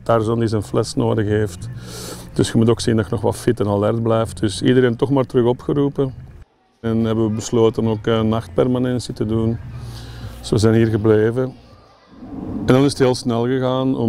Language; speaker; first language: Dutch; native; Dutch